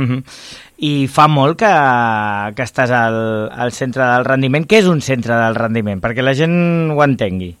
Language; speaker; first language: Catalan; native; Catalan